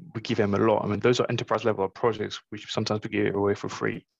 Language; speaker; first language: English; non-native, fluent; Morisyen